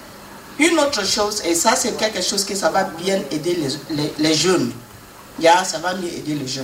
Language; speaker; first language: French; non-native, fluent; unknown